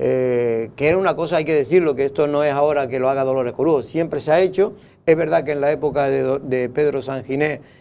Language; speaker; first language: Spanish; native; Spanish